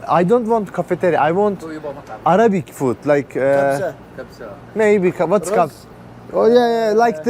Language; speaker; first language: English; non-native, learner; Turkish